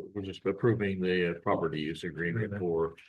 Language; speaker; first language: English; native; English